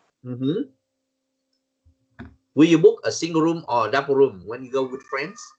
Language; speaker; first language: English; non-native, learner; Vietnamese